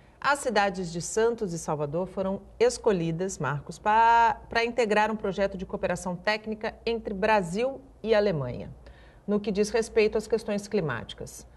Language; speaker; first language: Portuguese; native; Portuguese